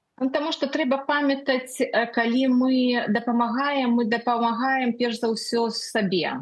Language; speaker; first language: Belarusian; native; Belarusian